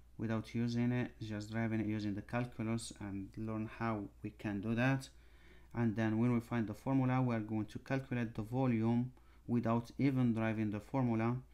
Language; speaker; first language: English; non-native, fluent; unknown